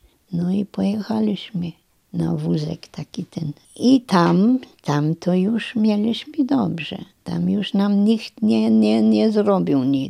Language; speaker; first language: Polish; non-native, local second language; German